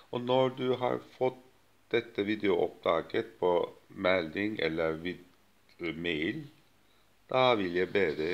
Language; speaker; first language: Swedish; non-native, fluent; Turkish